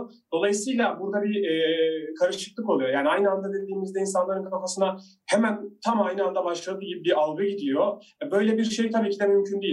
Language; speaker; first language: Turkish; native; Turkish